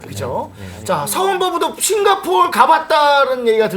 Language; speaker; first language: Korean; native; Korean